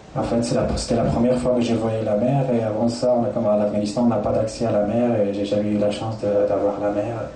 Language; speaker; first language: French; non-native, fluent; Persian